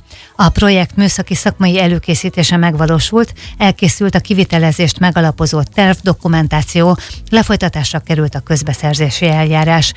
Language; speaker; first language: Hungarian; native; Hungarian